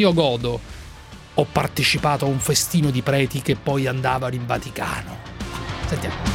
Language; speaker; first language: Italian; native; Italian